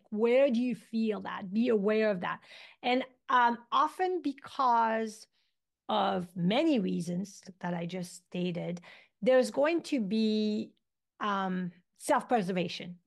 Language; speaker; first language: English; non-native, fluent; French